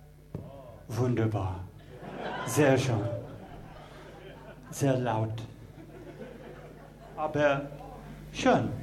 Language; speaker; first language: German; non-native, learner; English